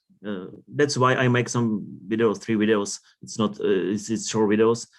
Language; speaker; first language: English; non-native, learner; Czech